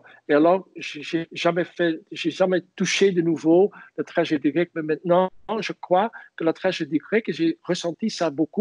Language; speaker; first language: French; non-native, fluent; Dutch